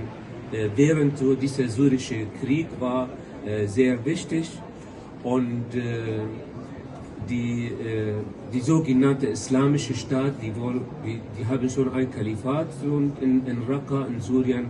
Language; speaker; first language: German; non-native, local second language; Kurdish